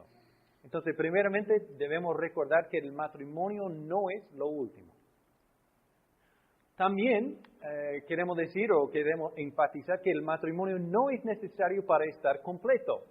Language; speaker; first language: Spanish; non-native, fluent; English